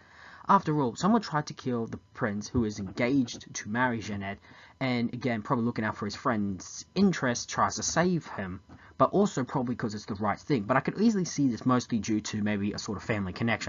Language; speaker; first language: English; native; English